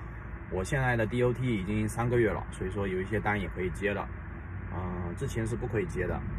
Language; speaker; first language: Chinese; native; Chinese